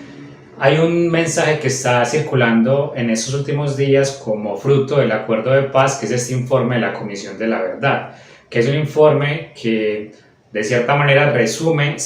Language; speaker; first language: Spanish; native; Spanish